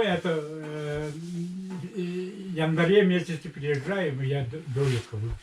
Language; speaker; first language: Russian; non-native, local second language; Yakut